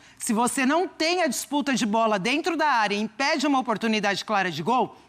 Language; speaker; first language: Portuguese; native; Portuguese